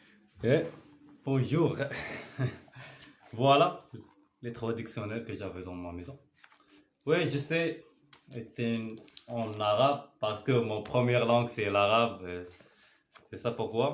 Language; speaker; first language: French; non-native, learner; Arabic